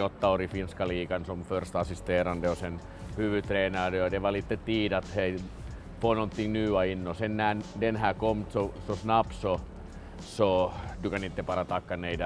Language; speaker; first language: Swedish; non-native, fluent; Finnish